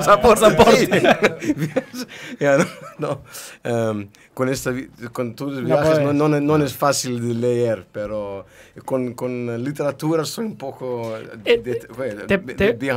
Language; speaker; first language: Spanish; non-native, learner; Dutch